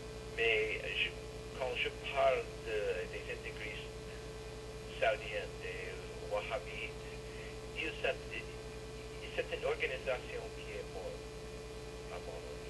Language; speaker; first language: French; non-native, learner; English